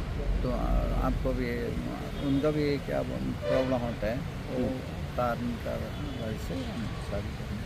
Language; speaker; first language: Hindi; non-native, local second language; Malayalam